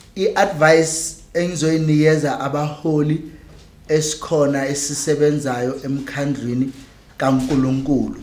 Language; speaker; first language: Zulu; native; Zulu